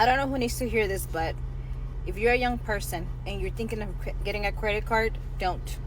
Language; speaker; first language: English; native; English